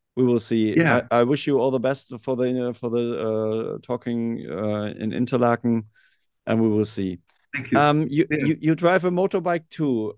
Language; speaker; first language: English; non-native, learner; German